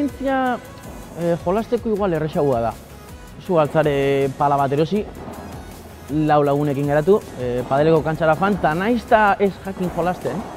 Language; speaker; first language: Basque; native; Basque